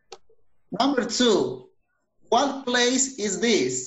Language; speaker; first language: English; non-native, fluent; Spanish